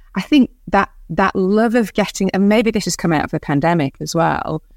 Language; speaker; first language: English; native; English